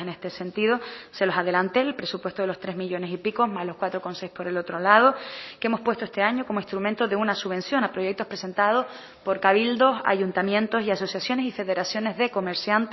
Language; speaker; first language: Spanish; native; Spanish